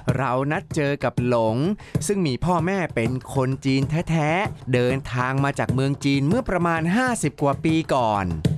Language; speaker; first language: Thai; native; Thai